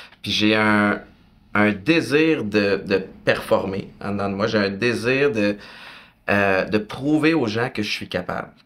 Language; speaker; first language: French; native; French